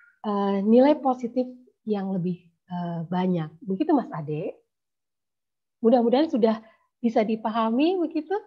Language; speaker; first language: Indonesian; native; Indonesian